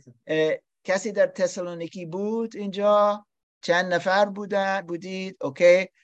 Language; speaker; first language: Persian; non-native, learner; English